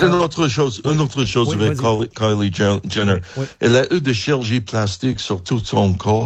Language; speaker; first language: French; non-native, learner; English